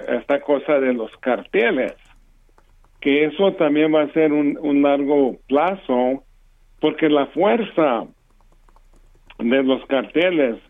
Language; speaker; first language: Spanish; early bilingual, heritage; English